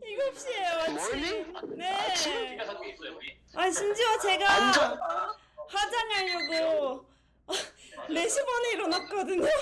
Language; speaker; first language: Korean; non-native, learner; Turkish